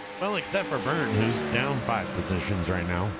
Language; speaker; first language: English; native; English